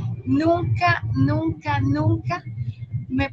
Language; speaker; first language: Spanish; native; Spanish